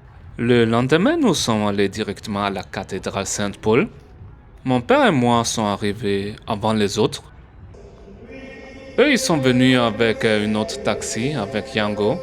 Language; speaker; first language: French; early bilingual, heritage; French